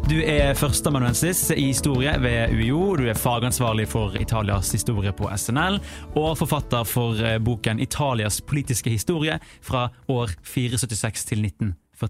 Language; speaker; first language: Norwegian; native; Norwegian